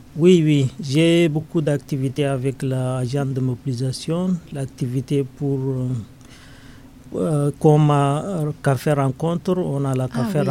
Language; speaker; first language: French; non-native, learner; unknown